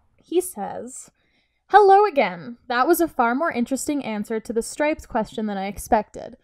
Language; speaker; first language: English; native; English